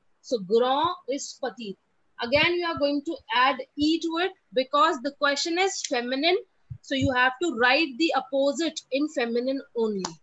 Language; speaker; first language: English; non-native, local second language; Hindi